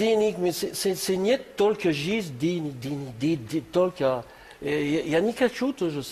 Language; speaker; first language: Russian; non-native, learner; French